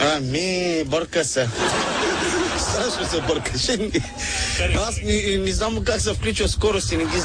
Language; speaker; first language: Bulgarian; non-native, local second language; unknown